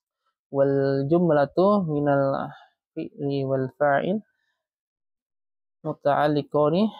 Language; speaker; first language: Arabic; non-native, fluent; Indonesian